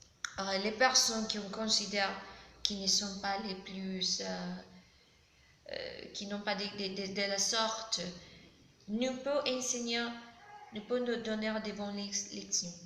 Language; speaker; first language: French; non-native, learner; Spanish